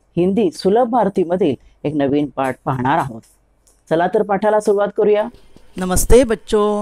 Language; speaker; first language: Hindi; non-native, local second language; Marathi